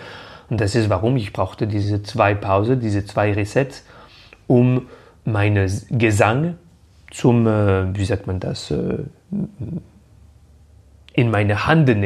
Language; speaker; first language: German; non-native, fluent; French